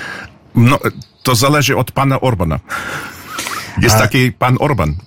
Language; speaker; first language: Polish; early bilingual, heritage; English